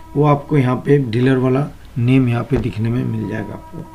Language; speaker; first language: Hindi; non-native, local second language; Bangla